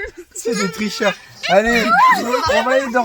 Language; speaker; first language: French; native; French